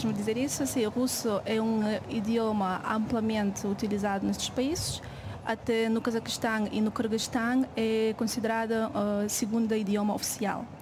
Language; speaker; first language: Portuguese; non-native, fluent; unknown